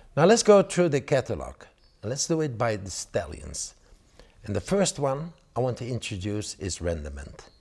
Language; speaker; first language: English; non-native, fluent; Dutch